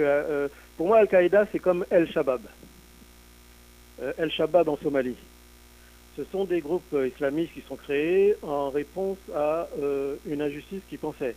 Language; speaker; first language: French; native; French